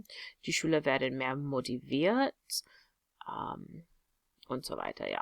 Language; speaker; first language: German; non-native, fluent; English